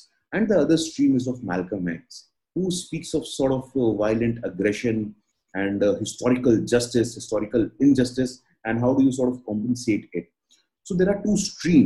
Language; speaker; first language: English; non-native, local second language; Hindi